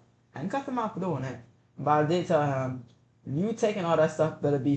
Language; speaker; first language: English; native; English